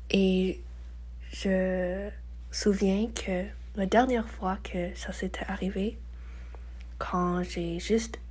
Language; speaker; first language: French; non-native, learner; English